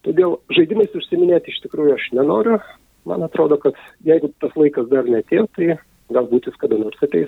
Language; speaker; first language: Lithuanian; native; Lithuanian